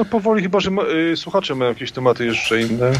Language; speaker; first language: Polish; native; Polish